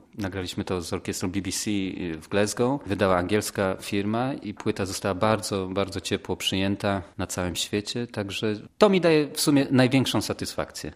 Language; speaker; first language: Polish; native; Polish